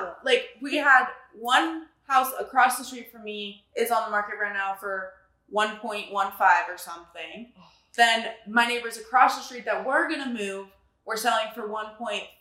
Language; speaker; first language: English; native; English